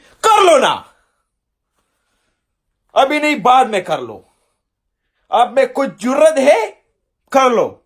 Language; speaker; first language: Hindi; non-native, fluent; Pashto